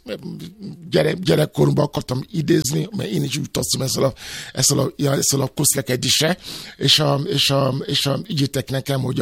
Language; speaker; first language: Hungarian; non-native, fluent; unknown